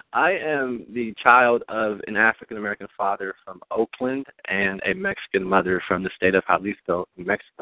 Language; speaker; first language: English; early bilingual, other home language; Spanish